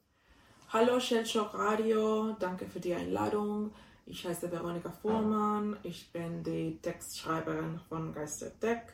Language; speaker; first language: German; non-native, fluent; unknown